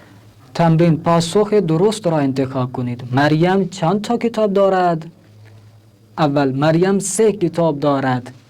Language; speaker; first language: Persian; non-native, fluent; Urdu